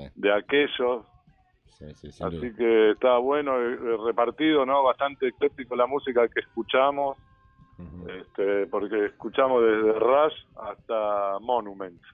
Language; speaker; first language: Spanish; native; Spanish